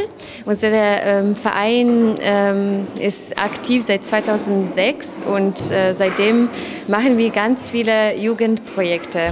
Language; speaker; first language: German; non-native, fluent; Polish